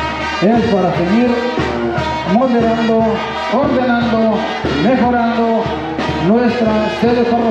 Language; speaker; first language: Spanish; native; Spanish